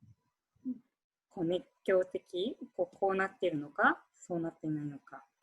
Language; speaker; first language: Japanese; native; Japanese